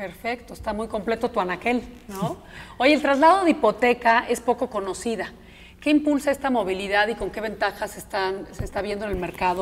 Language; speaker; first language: Spanish; native; Spanish